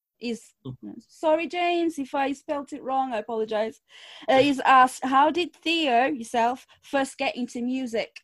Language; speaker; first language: English; non-native, fluent; Portuguese